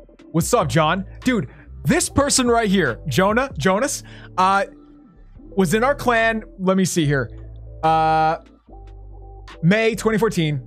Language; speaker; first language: English; native; English